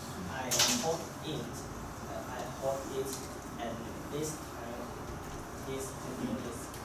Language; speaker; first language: English; non-native, learner; Chinese